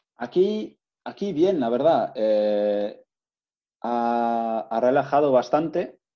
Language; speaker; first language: Spanish; non-native, fluent; English